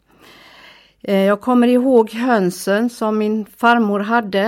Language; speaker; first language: Swedish; native; Swedish